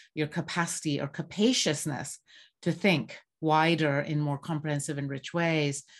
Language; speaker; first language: English; non-native, local second language; Bangla